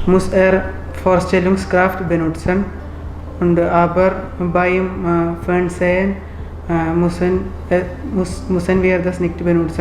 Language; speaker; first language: German; non-native, learner; Malayalam